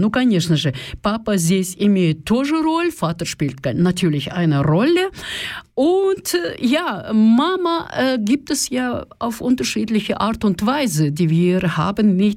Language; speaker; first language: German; non-native, fluent; Russian